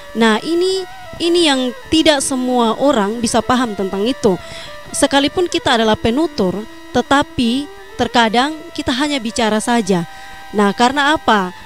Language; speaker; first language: Indonesian; non-native, local second language; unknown